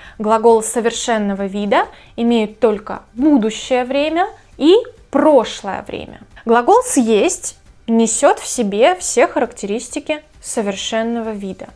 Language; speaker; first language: Russian; native; Russian